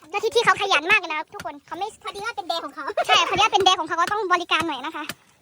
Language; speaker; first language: Thai; non-native, local second language; Karen languages